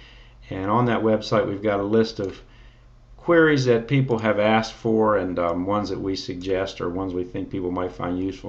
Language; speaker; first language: English; native; English